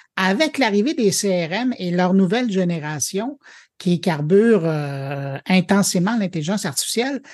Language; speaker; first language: French; native; French